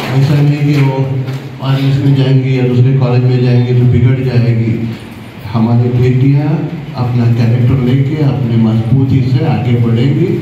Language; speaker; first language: Hindi; non-native, local second language; Urdu